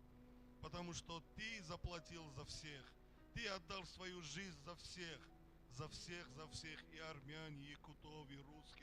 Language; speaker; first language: Russian; non-native, fluent; Armenian